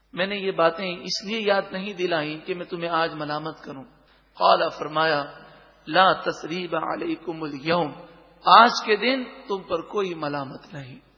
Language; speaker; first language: Urdu; native; Urdu